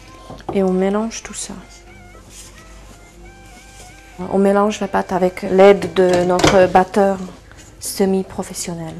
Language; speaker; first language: French; non-native, fluent; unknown